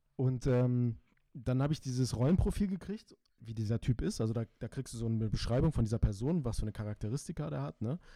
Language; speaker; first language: German; early bilingual, other home language; Turkish